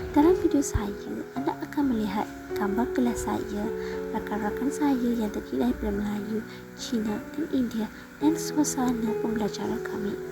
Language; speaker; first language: Malay; non-native, local second language; Tamil